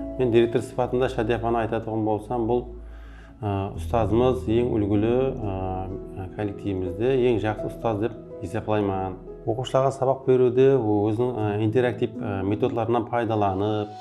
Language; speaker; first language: Uzbek; non-native, local second language; Kara-Kalpak